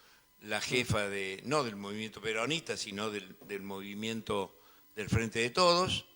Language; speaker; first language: Spanish; native; Spanish